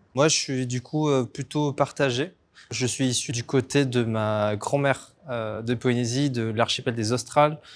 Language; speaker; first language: French; native; French